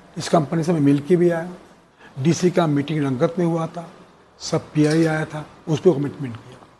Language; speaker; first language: Hindi; non-native, local second language; Bangla